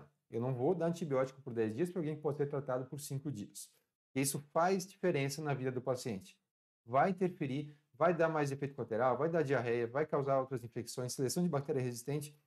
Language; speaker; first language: Portuguese; native; Portuguese